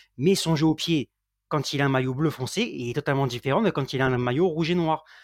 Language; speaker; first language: French; native; French